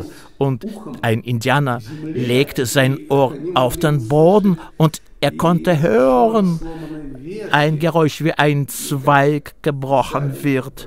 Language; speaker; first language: German; non-native, fluent; Russian